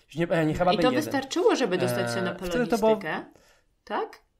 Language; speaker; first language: Polish; non-native, fluent; Spanish